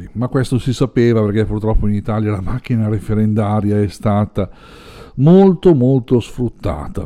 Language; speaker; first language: Italian; native; Italian